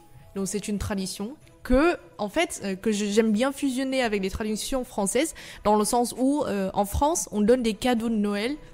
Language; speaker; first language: French; non-native, fluent; Vietnamese